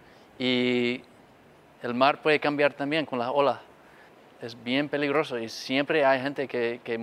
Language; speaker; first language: Spanish; non-native, fluent; English